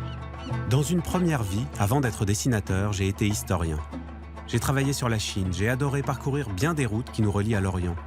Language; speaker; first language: French; native; French